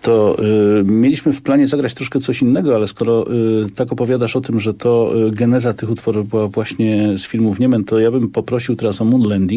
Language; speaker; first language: Polish; native; Polish